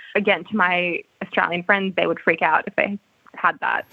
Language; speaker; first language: English; native; English